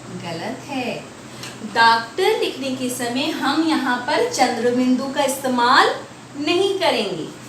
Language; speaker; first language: Hindi; native; Hindi